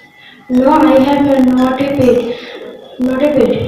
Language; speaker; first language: English; non-native, learner; Bangla